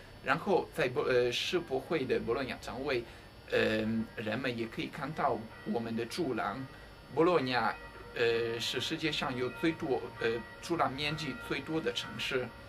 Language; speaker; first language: Chinese; non-native, fluent; Italian